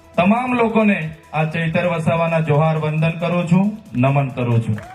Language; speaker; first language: Gujarati; non-native, local second language; Vasavi